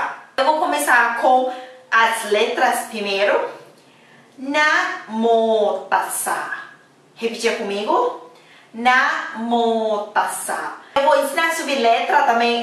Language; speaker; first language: Portuguese; non-native, fluent; Thai